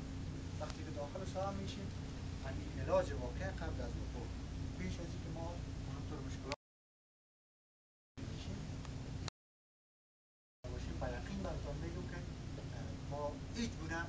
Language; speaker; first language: Persian; native; Persian